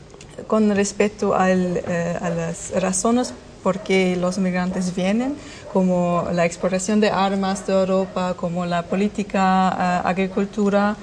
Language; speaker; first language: Spanish; non-native, learner; German